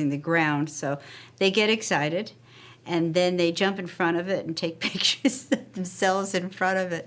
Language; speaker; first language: English; native; English